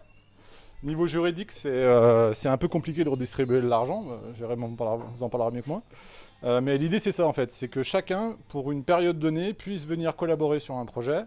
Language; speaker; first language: French; native; French